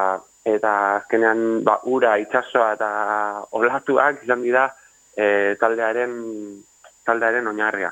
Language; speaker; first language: Basque; native; Basque